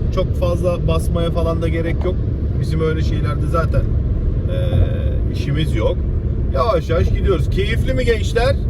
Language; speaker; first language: Turkish; early bilingual, heritage; Turkish